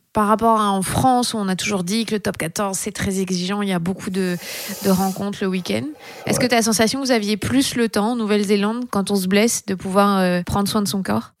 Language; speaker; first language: French; native; French